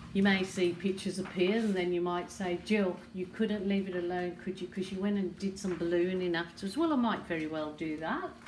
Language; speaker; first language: English; native; English